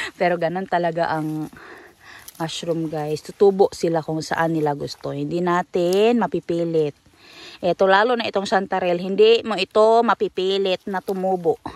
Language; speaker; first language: Filipino; non-native, local second language; Cebuano